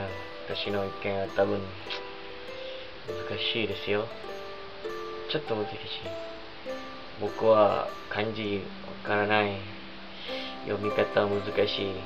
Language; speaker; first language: Japanese; non-native, learner; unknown